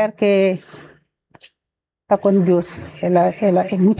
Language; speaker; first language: Portuguese; non-native, learner; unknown